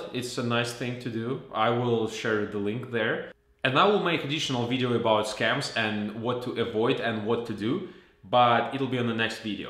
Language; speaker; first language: English; non-native, fluent; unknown